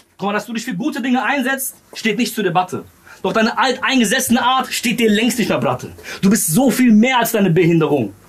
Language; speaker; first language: German; early bilingual, other home language; Romanian